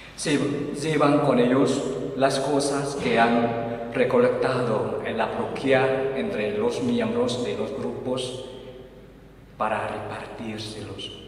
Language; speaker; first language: Spanish; non-native, fluent; Vietnamese